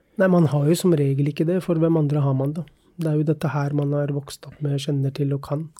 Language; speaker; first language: Norwegian; early bilingual, other home language; Urdu